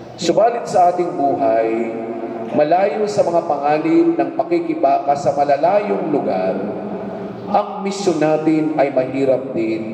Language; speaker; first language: Filipino; native; Filipino